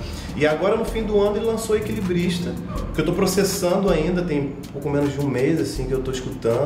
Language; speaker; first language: Portuguese; native; Portuguese